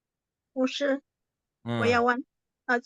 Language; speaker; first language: Chinese; non-native, learner; Indonesian